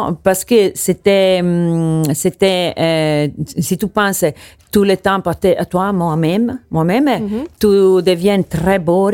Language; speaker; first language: French; non-native, learner; Italian